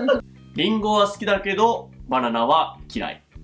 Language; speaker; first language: Japanese; native; Japanese